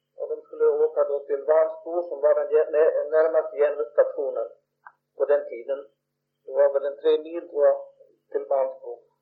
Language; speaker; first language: Swedish; early bilingual, heritage; Swedish